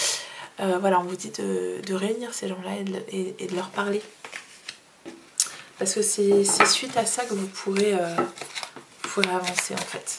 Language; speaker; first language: French; native; French